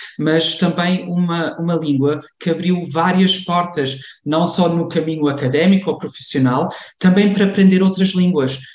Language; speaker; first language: Portuguese; early bilingual, heritage; Portuguese